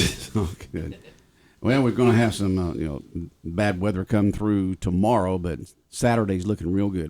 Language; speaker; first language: English; native; English